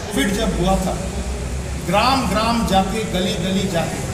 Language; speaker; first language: Hindi; non-native, local second language; Bangla